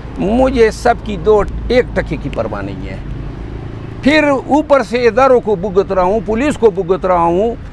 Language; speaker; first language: Urdu; non-native, local second language; Pashto